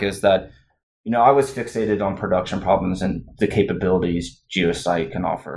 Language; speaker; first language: English; native; English